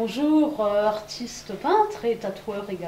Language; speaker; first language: French; native; French